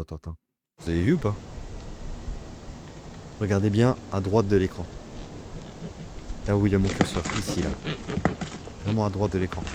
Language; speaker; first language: French; native; French